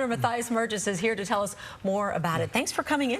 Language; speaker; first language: English; native; English